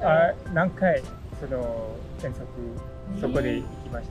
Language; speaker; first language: Japanese; non-native, learner; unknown